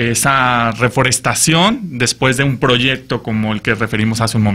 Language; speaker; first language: Spanish; native; Spanish